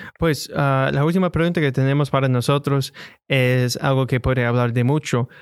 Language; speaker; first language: Spanish; non-native, learner; English